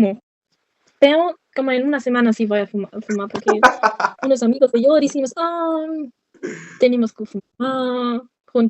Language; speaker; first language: Spanish; non-native, learner; German